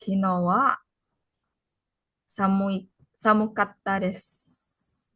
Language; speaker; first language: Japanese; non-native, learner; Indonesian